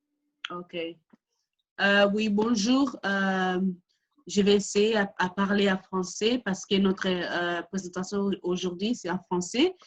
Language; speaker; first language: French; non-native, learner; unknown